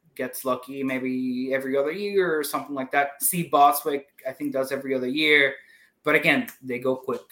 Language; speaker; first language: English; non-native, fluent; Spanish